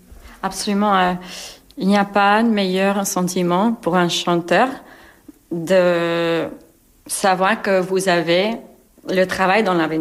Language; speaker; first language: French; non-native, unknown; English